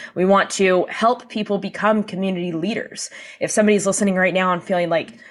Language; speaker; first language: English; native; English